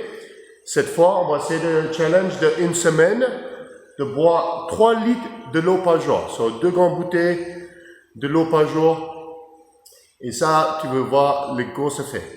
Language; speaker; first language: French; non-native, learner; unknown